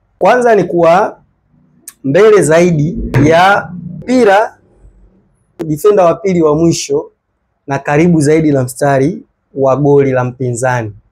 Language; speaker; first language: Swahili; native; Swahili